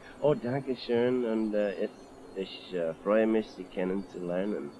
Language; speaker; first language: German; non-native, learner; English